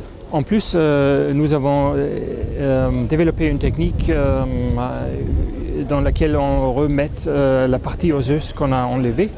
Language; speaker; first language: French; non-native, fluent; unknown